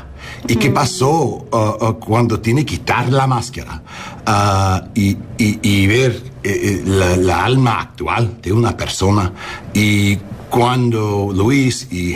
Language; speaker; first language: Spanish; non-native, learner; English